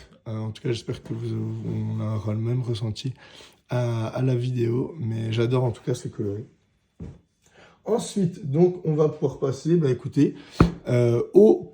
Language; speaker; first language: French; native; French